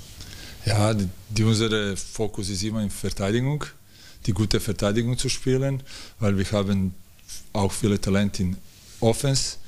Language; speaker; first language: German; non-native, learner; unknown